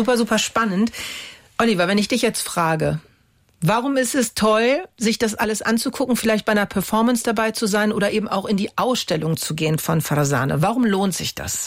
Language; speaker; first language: German; native; German